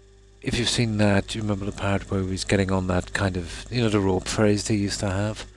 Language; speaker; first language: English; native; English